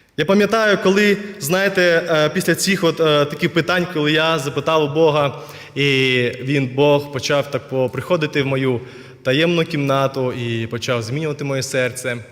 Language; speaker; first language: Ukrainian; non-native, local second language; Russian